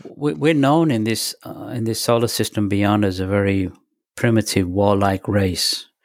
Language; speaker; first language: English; native; English